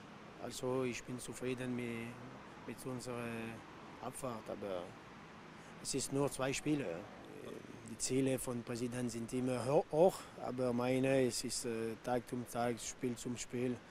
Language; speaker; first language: German; non-native, local second language; French